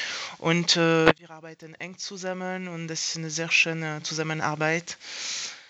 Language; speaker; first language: German; non-native, fluent; French